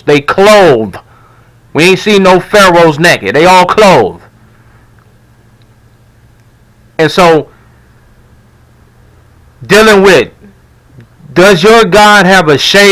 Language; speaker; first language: English; native; English